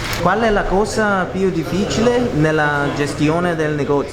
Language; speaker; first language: Italian; non-native, learner; Korean